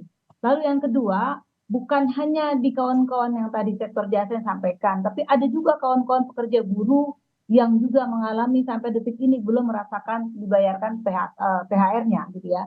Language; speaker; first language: Indonesian; native; Indonesian